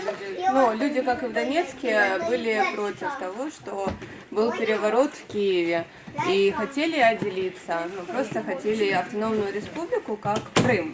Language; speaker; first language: Russian; native; Russian